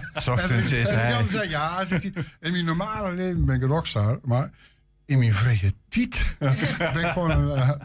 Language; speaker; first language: Dutch; native; Dutch